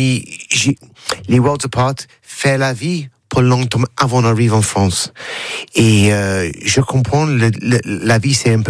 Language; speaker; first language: French; non-native, learner; English